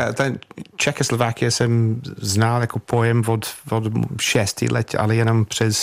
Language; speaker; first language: Czech; non-native, fluent; English